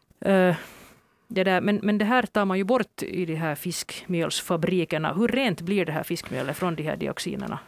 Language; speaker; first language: Swedish; native; Swedish